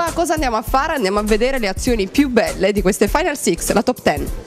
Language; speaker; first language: Italian; native; Italian